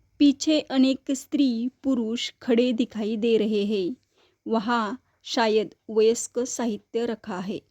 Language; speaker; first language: Hindi; non-native, local second language; Marathi